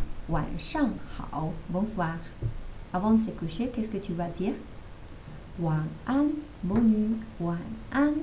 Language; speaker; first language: French; non-native, fluent; Chinese